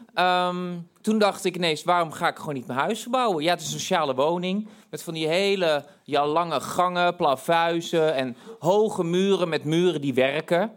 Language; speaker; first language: Dutch; native; Dutch